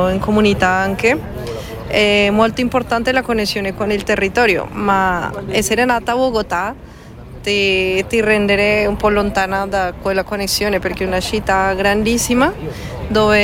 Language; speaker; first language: Italian; non-native, fluent; Spanish